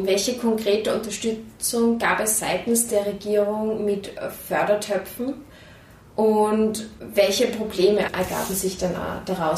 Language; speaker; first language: German; native; German